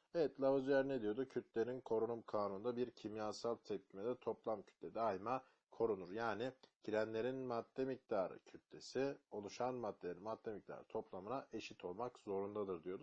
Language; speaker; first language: Turkish; native; Turkish